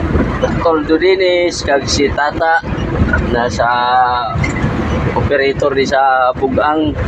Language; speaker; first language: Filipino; non-native, local second language; Hiligaynon